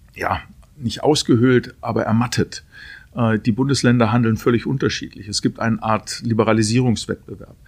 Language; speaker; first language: German; native; German